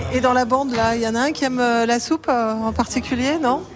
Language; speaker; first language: French; native; French